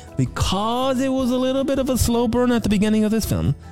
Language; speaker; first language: English; native; English